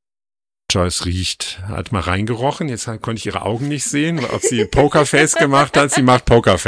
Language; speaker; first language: German; native; German